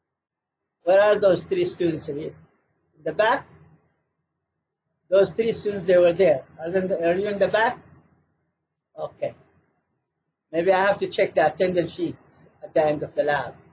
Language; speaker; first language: English; non-native, fluent; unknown